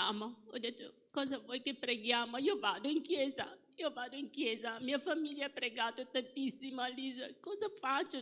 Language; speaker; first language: Italian; non-native, fluent; Morisyen